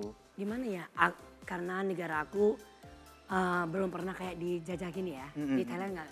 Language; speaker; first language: Indonesian; non-native, fluent; Thai